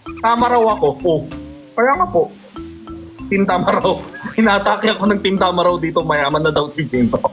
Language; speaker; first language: Filipino; non-native, fluent; Korean